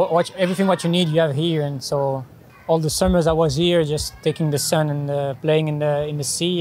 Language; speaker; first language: English; non-native, learner; French